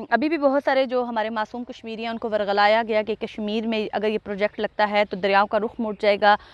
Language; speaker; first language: Urdu; non-native, local second language; Punjabi